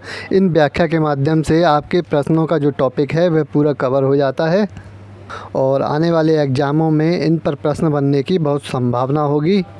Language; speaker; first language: Hindi; native; Hindi